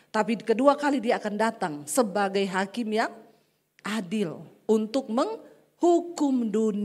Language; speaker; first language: Indonesian; native; Indonesian